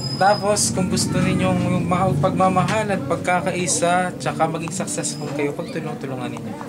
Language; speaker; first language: Filipino; non-native, local second language; Hiligaynon